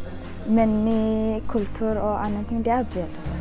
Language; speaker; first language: Norwegian; non-native, learner; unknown